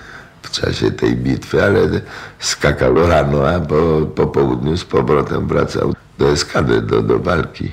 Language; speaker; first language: Polish; native; Polish